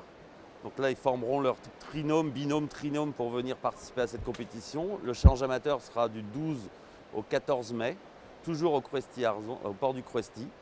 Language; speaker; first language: French; native; French